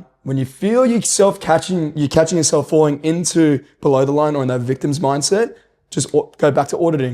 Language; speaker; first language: English; native; English